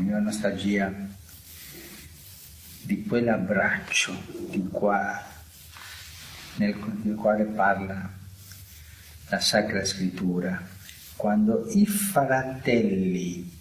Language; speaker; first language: Italian; non-native, fluent; Spanish